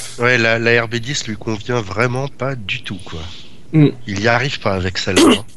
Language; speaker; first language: French; native; French